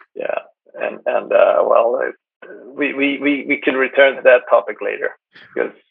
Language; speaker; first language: English; non-native, fluent; Swedish